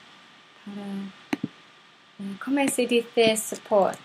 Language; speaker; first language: Spanish; non-native, learner; English